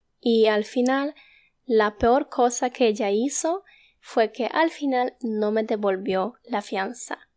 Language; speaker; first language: Spanish; non-native, fluent; Polish